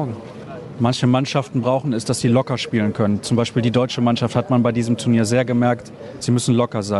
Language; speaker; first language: German; native; German